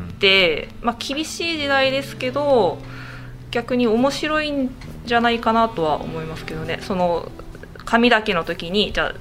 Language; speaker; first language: Japanese; native; Japanese